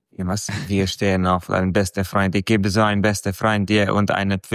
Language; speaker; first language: German; non-native, fluent; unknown